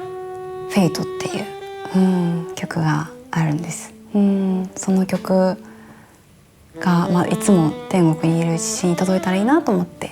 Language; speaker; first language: Japanese; native; Japanese